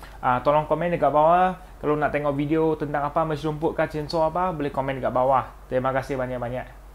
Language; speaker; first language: Malay; non-native, local second language; Chinese